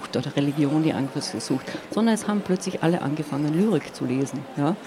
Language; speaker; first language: German; non-native, local second language; Slovenian